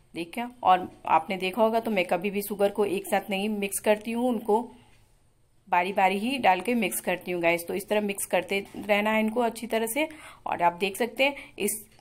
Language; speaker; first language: Hindi; native; Hindi